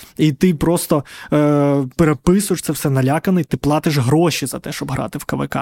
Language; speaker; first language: Ukrainian; non-native, local second language; Russian